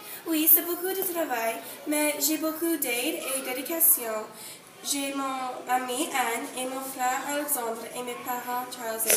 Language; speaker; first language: French; non-native, learner; English